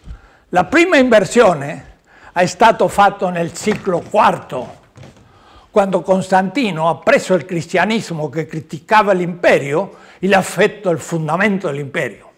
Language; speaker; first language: Italian; non-native, learner; Spanish